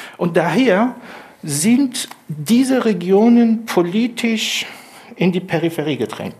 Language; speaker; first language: German; non-native, fluent; Persian